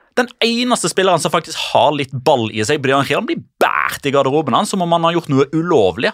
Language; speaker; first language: Norwegian; native; Norwegian